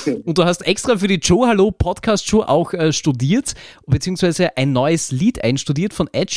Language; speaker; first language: German; native; German